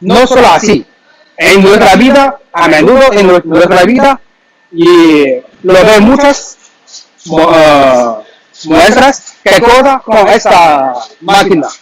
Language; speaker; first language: Spanish; non-native, learner; Chinese